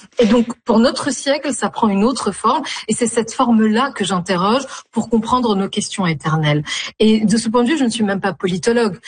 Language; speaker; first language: French; non-native, local second language; Arabic